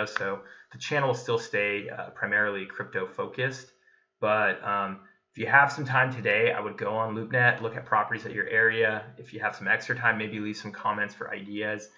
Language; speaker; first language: English; native; English